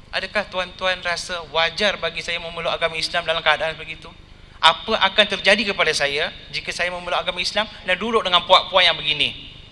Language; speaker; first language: Malay; non-native, local second language; Tamil